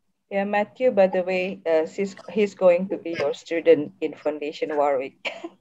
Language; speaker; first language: English; non-native, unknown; Indonesian